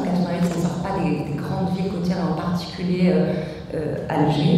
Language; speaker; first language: French; native; French